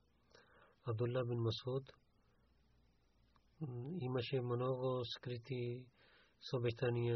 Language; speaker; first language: Bulgarian; non-native, learner; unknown